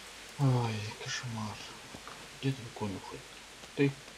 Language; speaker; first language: Russian; native; Russian